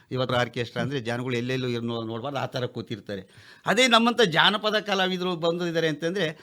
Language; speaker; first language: Kannada; native; Kannada